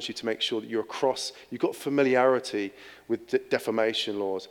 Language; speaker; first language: English; native; English